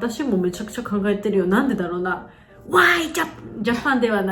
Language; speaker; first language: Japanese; non-native, fluent; Georgian